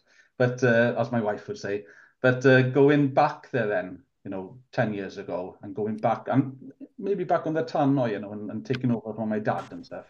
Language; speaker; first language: English; non-native, local second language; Welsh